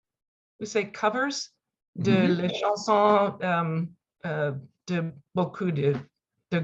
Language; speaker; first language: French; non-native, learner; English